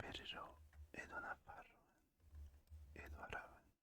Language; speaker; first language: Basque; non-native, learner; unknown